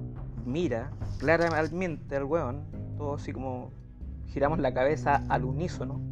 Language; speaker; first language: Spanish; native; Spanish